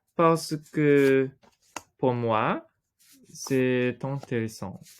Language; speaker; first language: French; non-native, learner; English